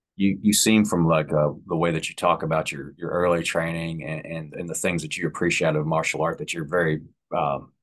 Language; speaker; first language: English; native; English